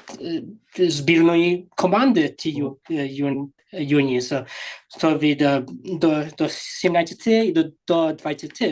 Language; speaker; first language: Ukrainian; early bilingual, heritage; English